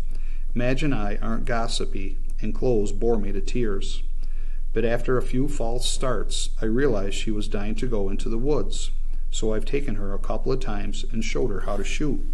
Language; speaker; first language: English; native; English